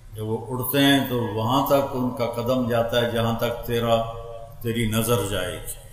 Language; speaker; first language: Urdu; non-native, local second language; Punjabi